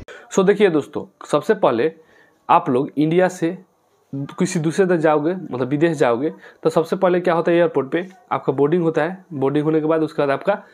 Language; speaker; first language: Hindi; native; Hindi